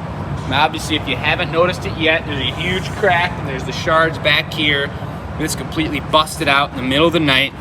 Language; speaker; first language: English; native; English